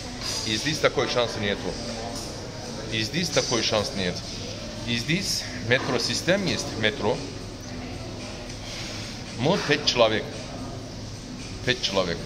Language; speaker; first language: Russian; non-native, learner; Turkish